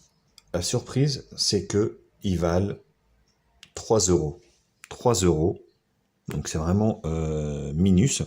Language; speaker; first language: French; native; French